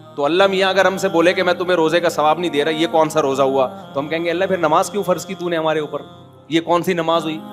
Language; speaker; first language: Urdu; native; Urdu